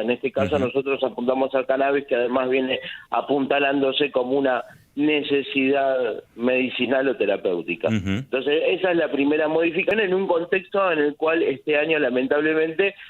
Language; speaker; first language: Spanish; native; Spanish